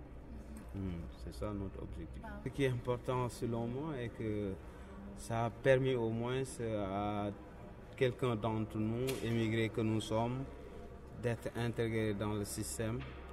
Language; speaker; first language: French; non-native, local second language; Wolof